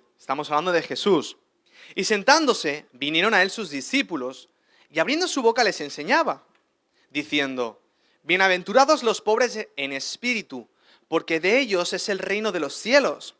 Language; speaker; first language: Spanish; native; Spanish